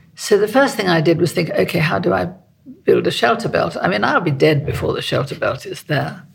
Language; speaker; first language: English; native; English